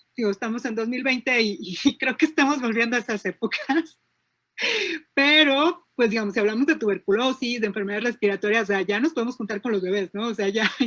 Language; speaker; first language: Spanish; native; Spanish